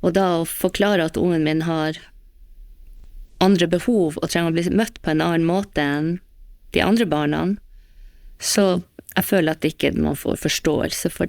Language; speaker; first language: Norwegian; native; Norwegian